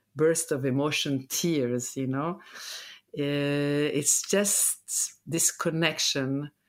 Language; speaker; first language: English; non-native, fluent; Italian